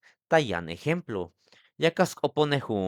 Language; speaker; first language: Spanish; non-native, local second language; Tzeltal